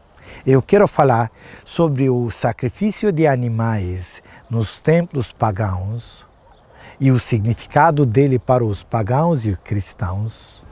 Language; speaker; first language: Portuguese; non-native, fluent; Turkish